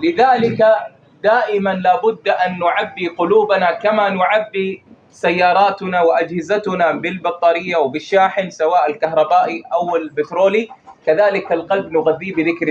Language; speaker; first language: Arabic; native; Arabic